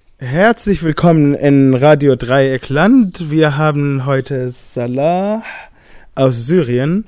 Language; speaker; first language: German; non-native, learner; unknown